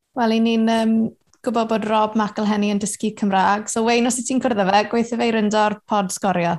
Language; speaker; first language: Welsh; native; Welsh